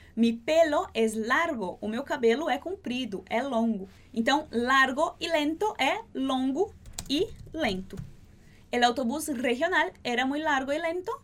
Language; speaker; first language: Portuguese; native; Portuguese